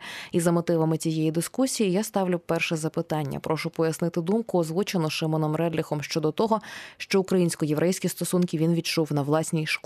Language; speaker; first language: Ukrainian; native; Ukrainian